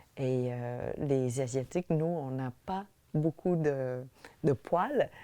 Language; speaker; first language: French; early bilingual, other home language; Vietnamese